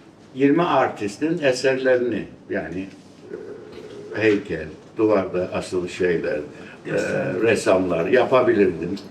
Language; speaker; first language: Turkish; early bilingual, heritage; Turkish